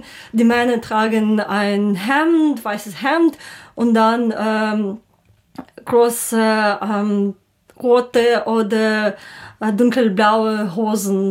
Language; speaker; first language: German; non-native, learner; Ukrainian